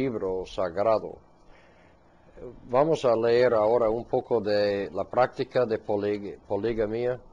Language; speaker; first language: Spanish; non-native, fluent; English